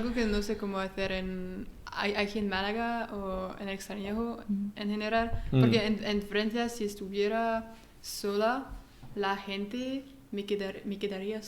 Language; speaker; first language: Spanish; non-native, learner; French